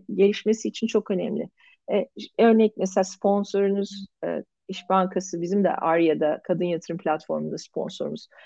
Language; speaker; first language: Turkish; native; Turkish